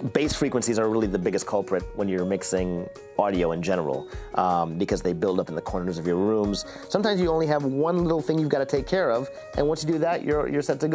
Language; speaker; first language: English; native; English